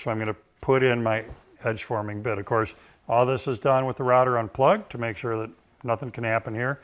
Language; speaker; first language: English; native; English